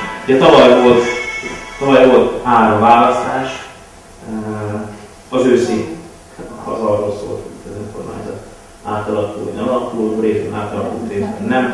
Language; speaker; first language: Hungarian; native; Hungarian